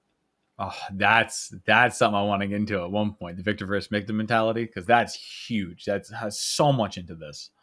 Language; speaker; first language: English; native; English